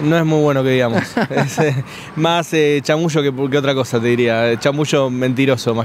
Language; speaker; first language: Spanish; native; Spanish